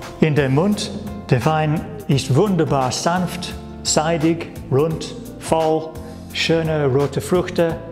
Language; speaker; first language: German; non-native, learner; English